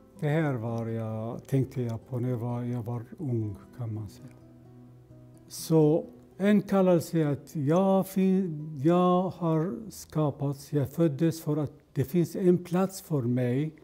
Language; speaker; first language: Swedish; non-native, fluent; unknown